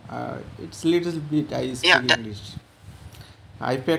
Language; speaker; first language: English; non-native, learner; Bangla